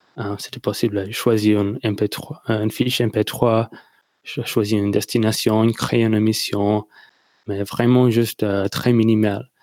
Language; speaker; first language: French; non-native, learner; English